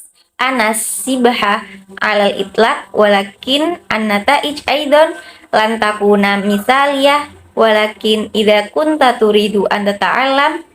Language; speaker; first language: Arabic; non-native, learner; Indonesian